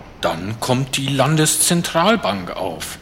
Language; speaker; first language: German; native; German